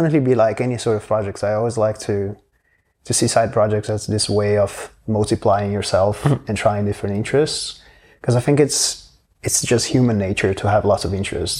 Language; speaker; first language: English; non-native, fluent; Portuguese